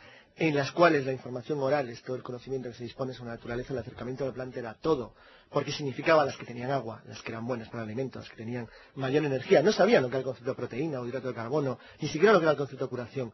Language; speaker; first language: Spanish; native; Spanish